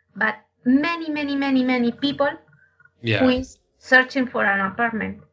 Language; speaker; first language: English; non-native, learner; Spanish